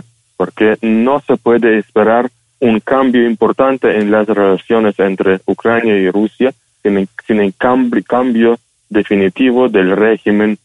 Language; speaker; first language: Spanish; non-native, fluent; Ukrainian